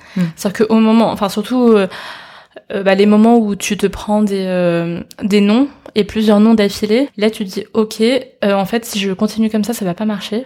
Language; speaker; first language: French; early bilingual, other home language; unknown